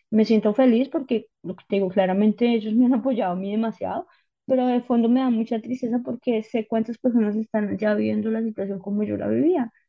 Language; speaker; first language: Spanish; native; Spanish